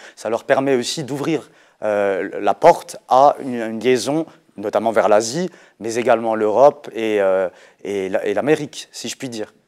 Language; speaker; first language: French; non-native, local second language; Arabic